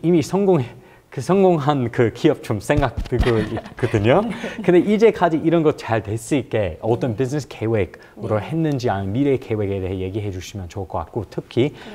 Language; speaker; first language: Korean; non-native, learner; English